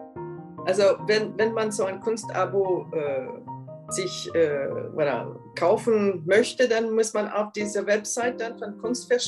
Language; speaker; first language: German; non-native, fluent; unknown